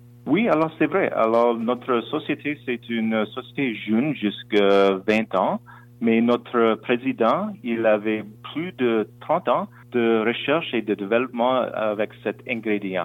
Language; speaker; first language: French; non-native, local second language; English